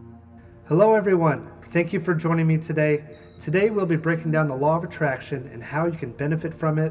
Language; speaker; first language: English; native; English